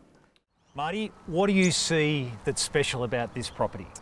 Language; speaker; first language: English; native; English